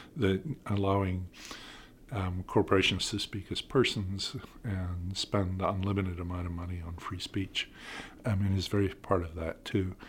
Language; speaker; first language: English; native; English